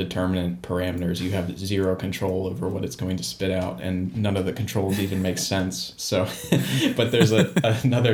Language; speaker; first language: English; native; English